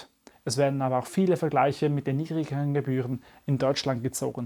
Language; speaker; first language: German; native; German